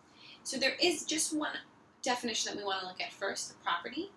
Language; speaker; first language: English; native; English